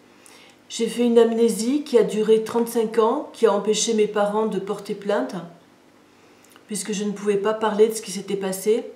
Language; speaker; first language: French; native; French